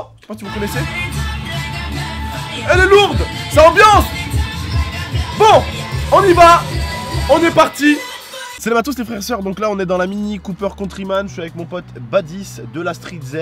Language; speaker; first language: French; native; French